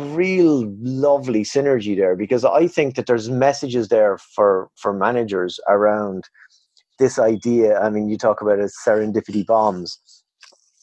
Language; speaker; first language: English; native; English